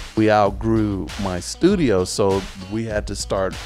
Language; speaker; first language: English; native; English